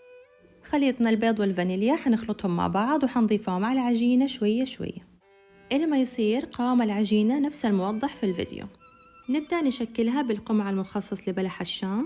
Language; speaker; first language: Arabic; native; Arabic